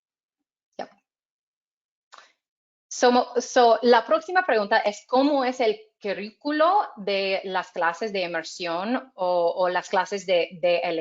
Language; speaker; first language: Spanish; non-native, fluent; English